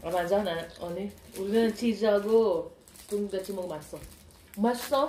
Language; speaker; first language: Korean; non-native, learner; Filipino